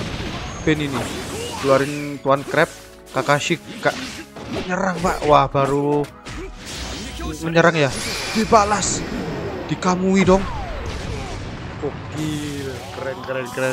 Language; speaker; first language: Indonesian; native; Indonesian